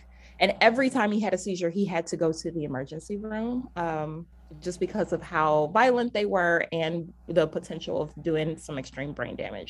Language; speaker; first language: English; native; English